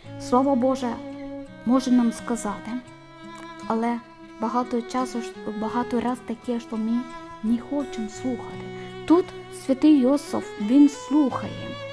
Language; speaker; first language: Ukrainian; non-native, learner; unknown